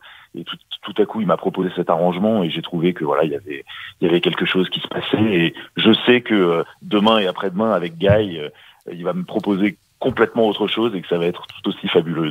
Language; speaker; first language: French; native; French